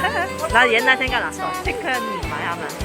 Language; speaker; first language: Korean; non-native, learner; Cantonese